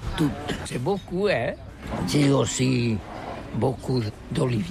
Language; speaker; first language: French; non-native, learner; Catalan